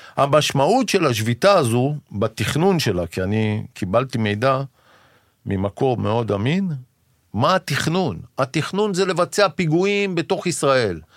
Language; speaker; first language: Hebrew; native; Hebrew